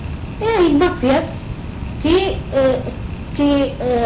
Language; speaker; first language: Spanish; non-native, fluent; Arabic